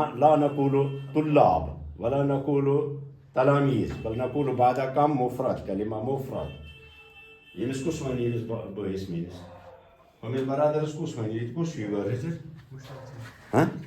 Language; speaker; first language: Arabic; non-native, fluent; Kashmiri